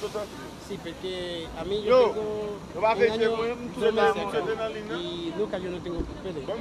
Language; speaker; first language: Spanish; non-native, learner; Haitian Creole